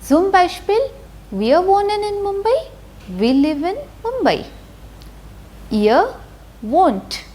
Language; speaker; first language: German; non-native, fluent; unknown